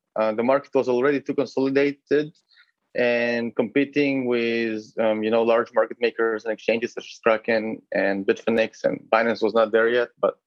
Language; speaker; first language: English; non-native, fluent; Hebrew